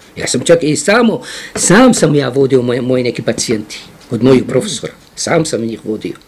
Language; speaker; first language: Croatian; non-native, fluent; Arabic